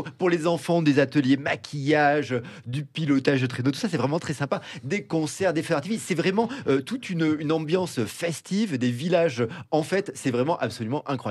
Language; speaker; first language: French; native; French